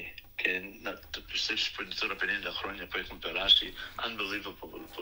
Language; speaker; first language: Greek; early bilingual, heritage; Greek